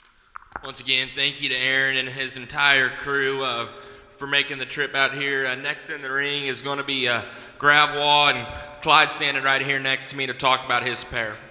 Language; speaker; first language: English; native; English